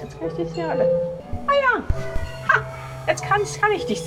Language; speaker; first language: German; native; German